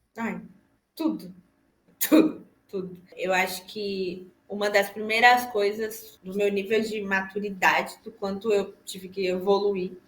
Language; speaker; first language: Portuguese; native; Portuguese